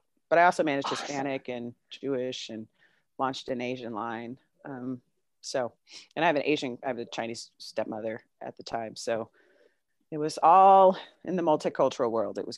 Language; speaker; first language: English; native; English